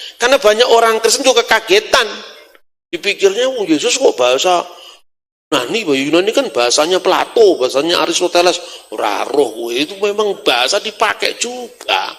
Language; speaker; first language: Indonesian; non-native, local second language; Javanese